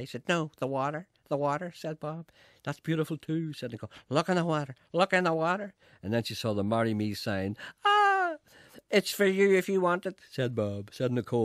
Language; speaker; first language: English; native; English